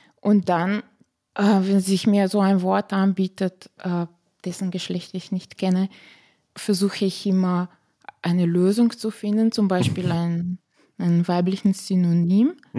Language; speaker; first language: German; non-native, fluent; Slovenian